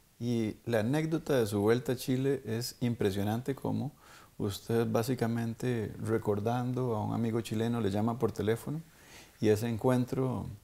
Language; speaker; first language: Spanish; native; Spanish